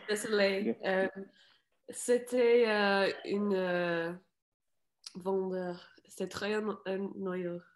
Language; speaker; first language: French; non-native, learner; English